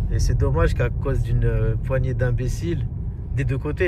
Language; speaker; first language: French; early bilingual, other home language; Arabic